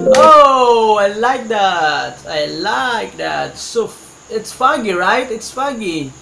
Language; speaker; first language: English; non-native, local second language; Cebuano